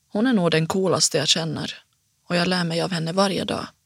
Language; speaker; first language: Swedish; native; Swedish